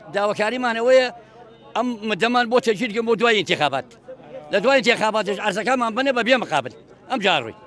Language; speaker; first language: Central Kurdish; native; Central Kurdish